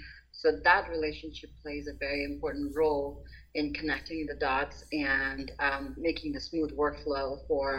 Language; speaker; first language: English; non-native, local second language; Nepali